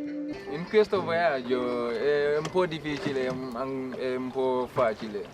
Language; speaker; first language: Italian; non-native, learner; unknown